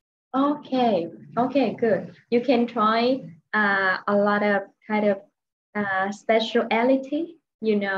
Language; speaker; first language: English; non-native, fluent; Vietnamese